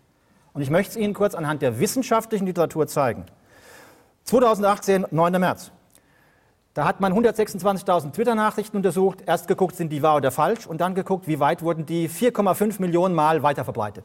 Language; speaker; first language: German; native; German